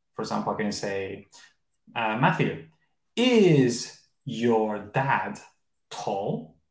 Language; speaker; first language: English; non-native, fluent; Spanish